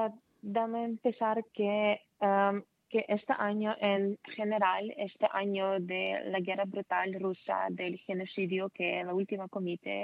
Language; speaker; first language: Spanish; non-native, fluent; Ukrainian